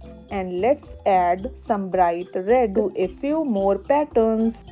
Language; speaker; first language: English; non-native, local second language; Hindi